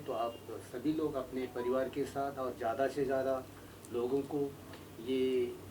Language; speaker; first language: Hindi; non-native, local second language; Marathi